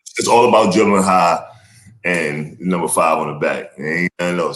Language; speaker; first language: English; native; English